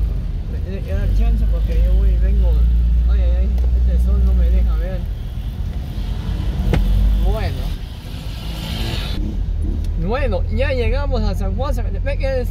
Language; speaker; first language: Spanish; native; Spanish